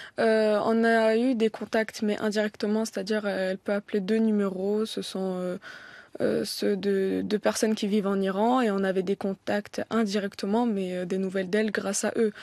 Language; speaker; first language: French; early bilingual, other home language; Persian